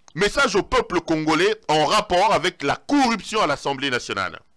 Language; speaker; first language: French; non-native, local second language; Lingala